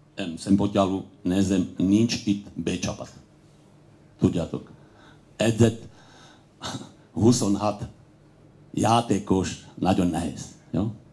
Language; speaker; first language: Hungarian; non-native, learner; Slovak